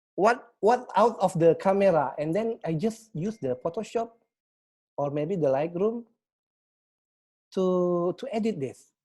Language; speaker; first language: English; non-native, learner; Indonesian